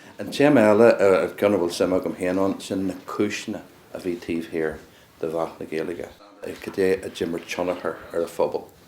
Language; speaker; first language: Irish; non-native, local second language; English